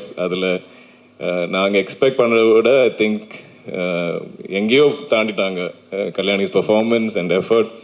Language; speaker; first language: Tamil; non-native, local second language; Malayalam